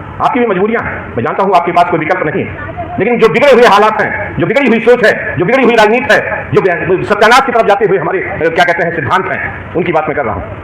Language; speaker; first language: Hindi; native; Hindi